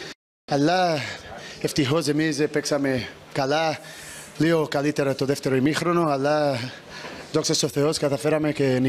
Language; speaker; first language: Greek; non-native, fluent; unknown